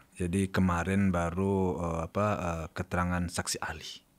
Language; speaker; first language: Indonesian; native; Indonesian